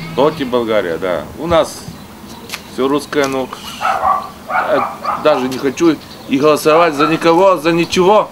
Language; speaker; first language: Russian; early bilingual, heritage; Russian